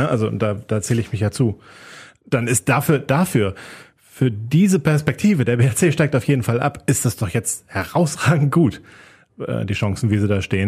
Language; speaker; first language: German; native; German